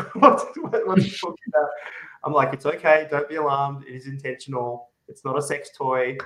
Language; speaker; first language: English; native; English